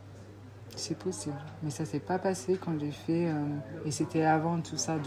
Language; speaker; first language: French; non-native, fluent; English